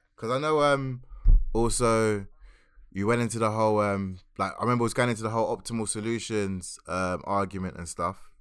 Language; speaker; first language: English; early bilingual, other home language; Akan